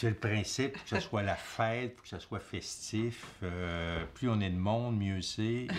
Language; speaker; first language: French; native; French